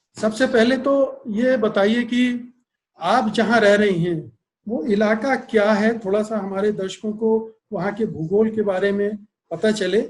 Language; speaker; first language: Hindi; native; Hindi